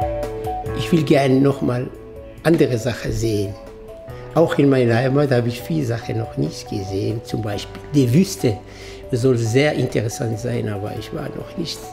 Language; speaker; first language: German; non-native, fluent; Arabic